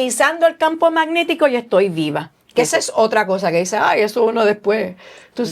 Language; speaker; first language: Spanish; native; Spanish